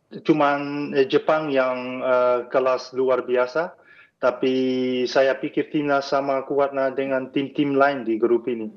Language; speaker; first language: Indonesian; non-native, fluent; Dutch